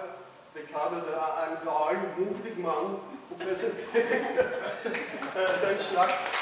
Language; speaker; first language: Swedish; non-native, fluent; German